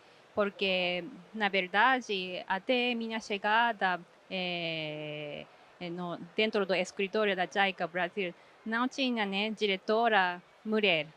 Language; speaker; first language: Portuguese; non-native, fluent; Japanese